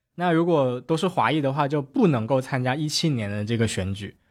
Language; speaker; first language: Chinese; native; Chinese